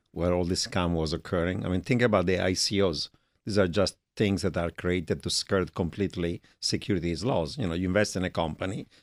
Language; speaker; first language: English; non-native, fluent; Italian